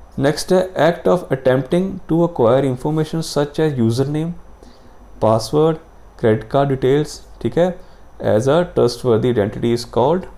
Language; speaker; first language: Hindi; non-native, local second language; Punjabi